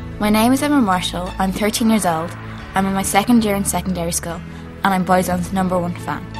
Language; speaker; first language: English; native; English